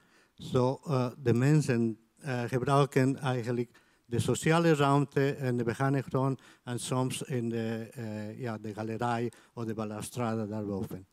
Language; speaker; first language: Dutch; non-native, fluent; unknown